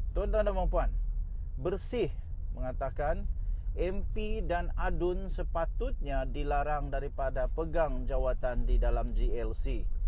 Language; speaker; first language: Malay; non-native, local second language; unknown